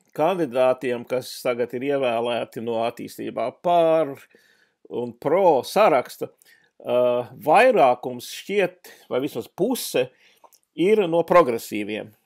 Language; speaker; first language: Latvian; early bilingual, heritage; English